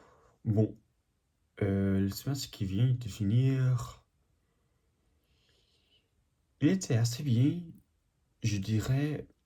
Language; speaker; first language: French; non-native, learner; English